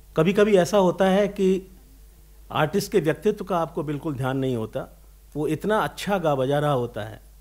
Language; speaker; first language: Hindi; native; Hindi